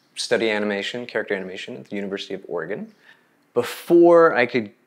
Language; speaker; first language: English; native; English